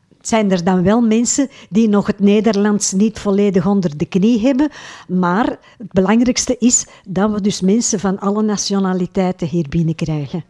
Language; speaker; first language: Dutch; native; Dutch